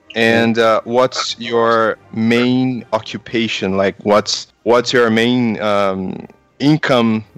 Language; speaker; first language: English; non-native, fluent; Portuguese